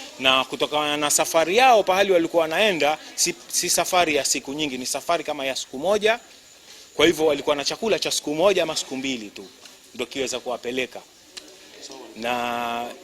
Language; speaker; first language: Swahili; native; Swahili